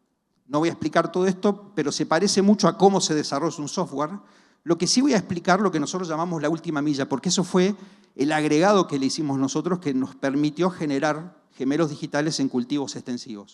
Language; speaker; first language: Spanish; native; Spanish